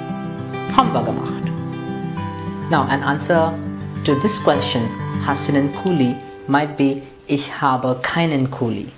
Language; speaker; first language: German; non-native, fluent; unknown